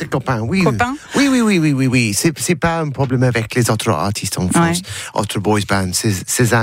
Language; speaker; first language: French; non-native, learner; English